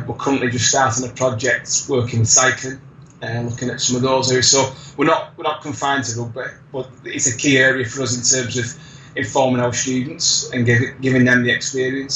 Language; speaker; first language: English; native; English